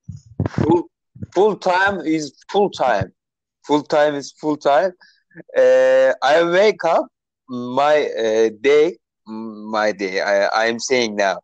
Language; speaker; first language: English; non-native, learner; Turkish